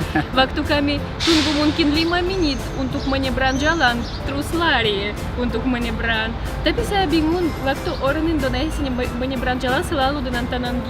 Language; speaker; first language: Indonesian; non-native, learner; Russian